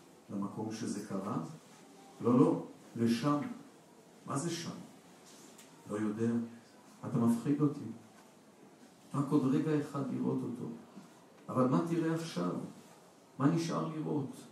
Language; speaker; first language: Hebrew; native; Hebrew